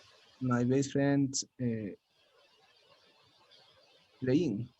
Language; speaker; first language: English; non-native, learner; Spanish